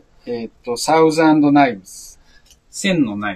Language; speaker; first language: Japanese; native; Japanese